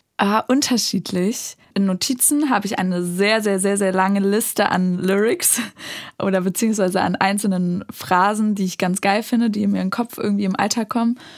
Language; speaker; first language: German; native; German